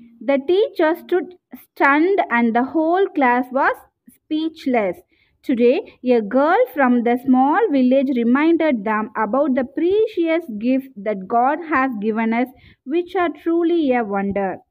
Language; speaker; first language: English; non-native, local second language; Tamil